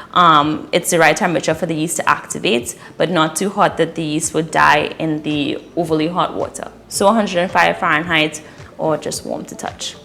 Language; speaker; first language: English; native; English